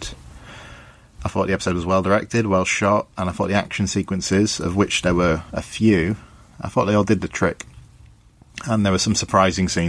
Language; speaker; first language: English; native; English